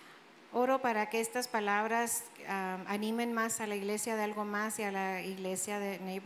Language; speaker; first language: Spanish; native; Spanish